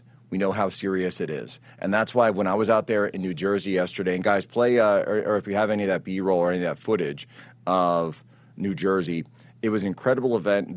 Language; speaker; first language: English; native; English